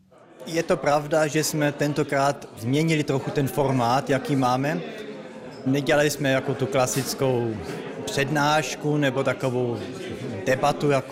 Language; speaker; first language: Czech; early bilingual, heritage; German